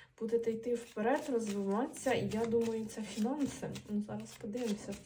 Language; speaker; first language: Ukrainian; non-native, local second language; Russian